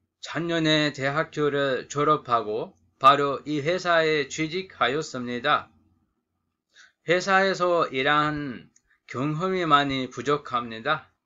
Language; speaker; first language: Korean; non-native, fluent; Sinhala